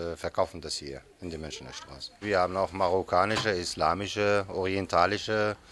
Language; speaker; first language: German; non-native, fluent; Arabic